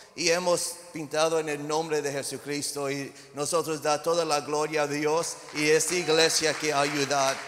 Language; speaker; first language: Spanish; non-native, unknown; English